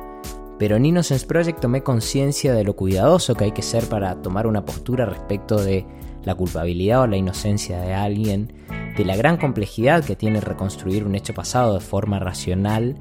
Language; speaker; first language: Spanish; native; Spanish